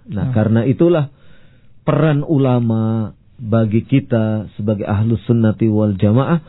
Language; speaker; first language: Indonesian; native; Indonesian